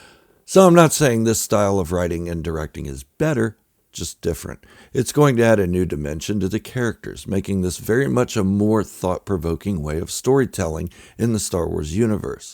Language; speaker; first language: English; native; English